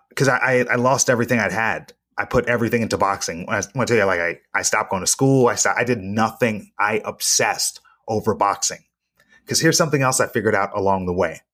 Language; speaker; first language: English; native; English